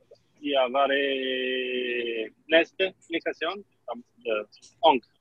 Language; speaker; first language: Finnish; non-native, learner; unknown